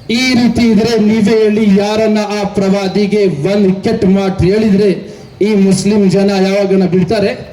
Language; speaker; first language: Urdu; native; Urdu